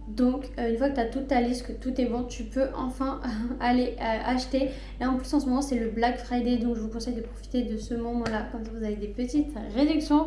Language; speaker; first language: French; native; French